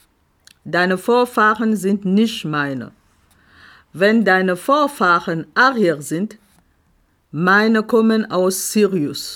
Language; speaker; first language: German; non-native, fluent; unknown